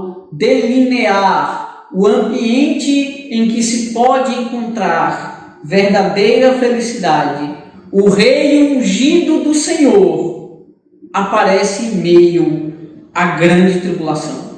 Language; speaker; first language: Portuguese; native; Portuguese